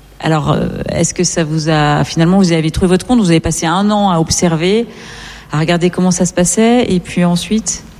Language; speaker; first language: French; native; French